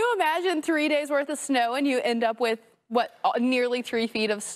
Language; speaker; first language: English; native; English